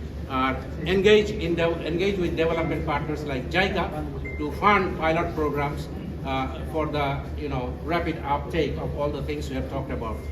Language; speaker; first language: English; non-native, local second language; Bangla